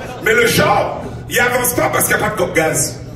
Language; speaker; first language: French; native; French